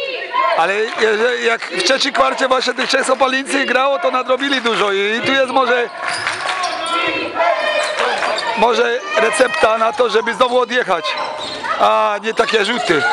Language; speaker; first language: Polish; native; Polish